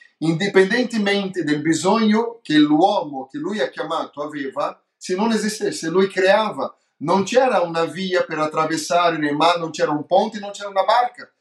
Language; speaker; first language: Italian; non-native, fluent; Portuguese